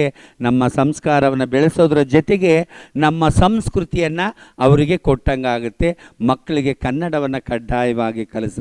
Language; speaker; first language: Kannada; native; Kannada